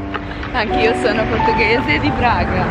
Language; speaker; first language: Italian; non-native, learner; Dutch